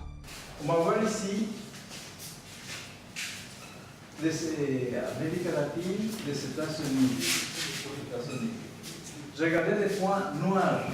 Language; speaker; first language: French; non-native, learner; Spanish